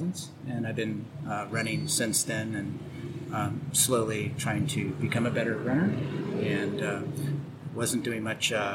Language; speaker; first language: English; native; English